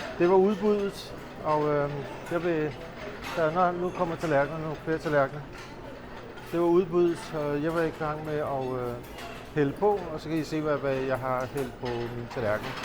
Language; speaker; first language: Danish; early bilingual, other home language; Urdu